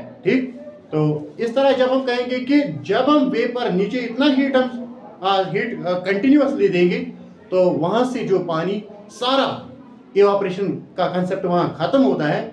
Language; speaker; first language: Hindi; non-native, local second language; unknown